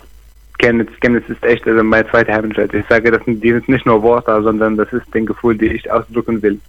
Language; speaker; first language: German; non-native, learner; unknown